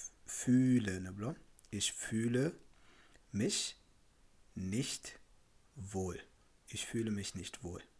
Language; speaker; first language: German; non-native, fluent; Tigrinya